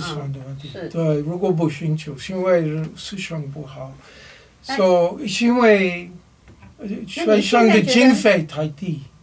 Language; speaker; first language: Chinese; non-native, learner; English